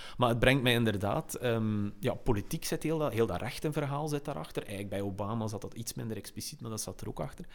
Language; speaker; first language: Dutch; native; Dutch